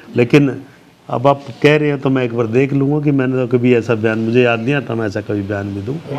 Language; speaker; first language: Hindi; native; Hindi